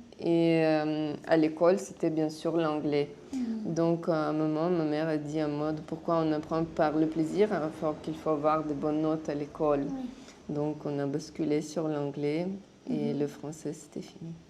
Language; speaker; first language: French; non-native, fluent; Russian